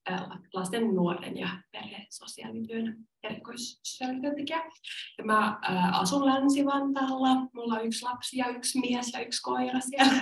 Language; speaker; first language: Finnish; non-native, local second language; Swedish